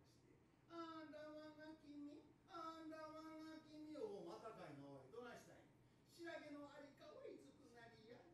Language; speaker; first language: Japanese; native; Japanese